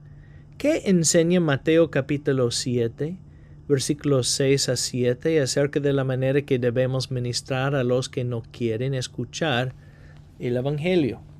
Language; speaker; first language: Spanish; non-native, fluent; English